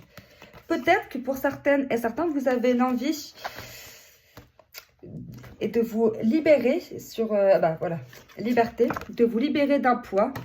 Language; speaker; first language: French; native; French